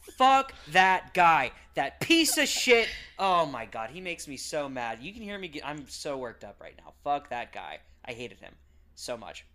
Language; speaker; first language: English; native; English